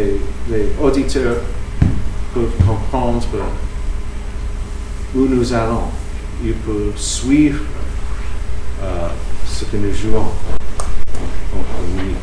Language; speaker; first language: French; non-native, fluent; English